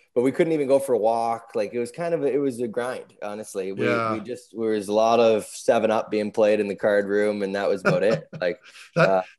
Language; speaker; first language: English; native; English